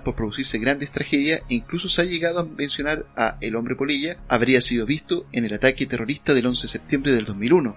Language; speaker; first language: Spanish; native; Spanish